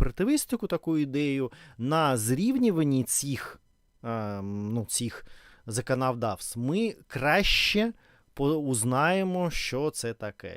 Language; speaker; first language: Ukrainian; non-native, learner; Russian